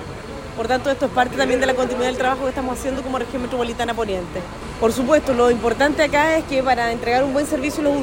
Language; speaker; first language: Spanish; native; Spanish